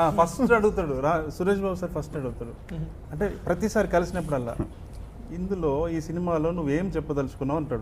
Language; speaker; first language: Telugu; native; Telugu